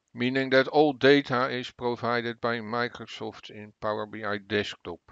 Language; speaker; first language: English; non-native, fluent; Dutch